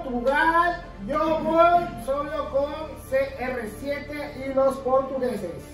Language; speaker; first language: Spanish; native; Spanish